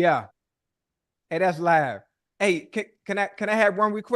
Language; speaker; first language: English; native; English